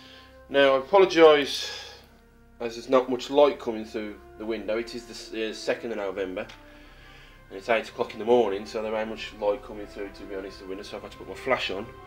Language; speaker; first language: English; native; English